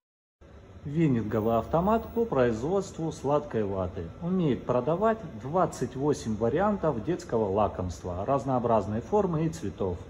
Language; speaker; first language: Russian; native; Russian